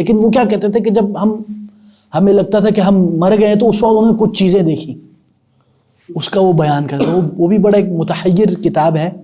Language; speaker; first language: Urdu; non-native, local second language; Punjabi